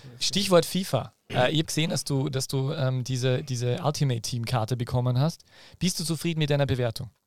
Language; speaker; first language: German; native; German